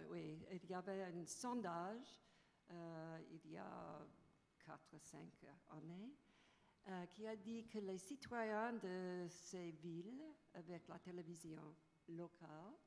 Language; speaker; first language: French; non-native, fluent; English